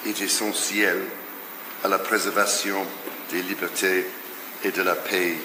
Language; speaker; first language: French; non-native, fluent; English